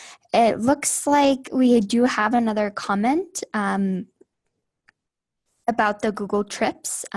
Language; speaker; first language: English; native; English